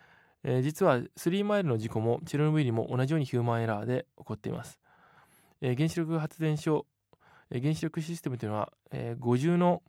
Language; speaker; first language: Japanese; native; Japanese